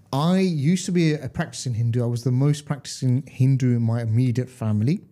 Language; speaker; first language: English; early bilingual, other home language; Hindi